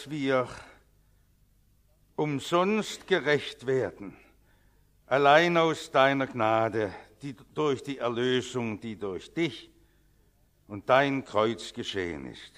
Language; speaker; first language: German; native; German